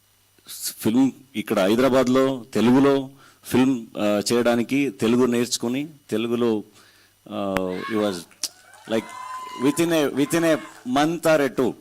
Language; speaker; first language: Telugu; non-native, learner; Kannada